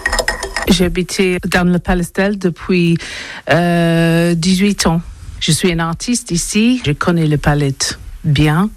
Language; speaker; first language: French; non-native, learner; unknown